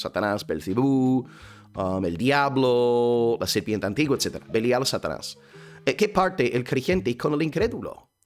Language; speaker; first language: Spanish; non-native, fluent; English